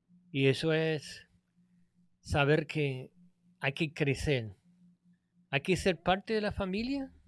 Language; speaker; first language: Spanish; non-native, fluent; English